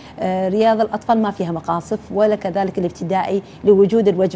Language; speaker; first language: Arabic; native; Arabic